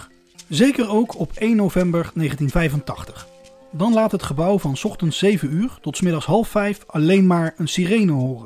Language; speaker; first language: Dutch; native; Dutch